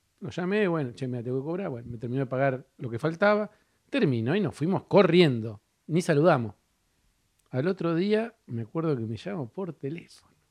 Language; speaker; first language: Spanish; native; Spanish